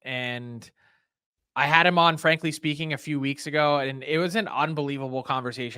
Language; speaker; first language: English; native; English